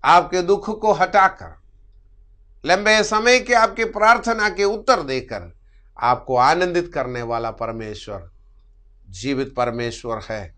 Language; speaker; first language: Hindi; non-native, local second language; Malayalam